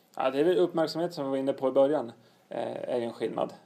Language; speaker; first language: Swedish; native; Swedish